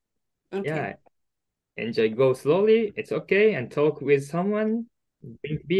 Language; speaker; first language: English; non-native, learner; Japanese